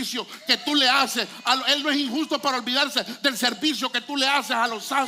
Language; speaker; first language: Spanish; native; Spanish